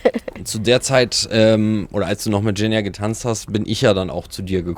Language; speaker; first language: German; native; German